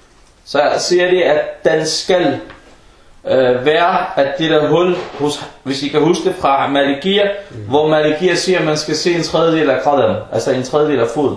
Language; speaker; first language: Danish; non-native, fluent; Arabic